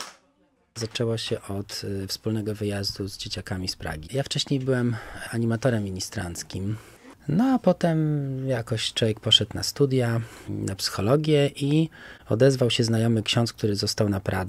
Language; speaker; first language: Polish; native; Polish